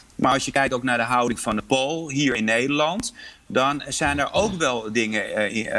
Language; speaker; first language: Dutch; early bilingual, other home language; Polish